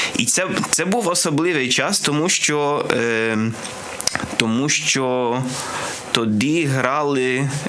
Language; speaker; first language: Ukrainian; non-native, learner; Polish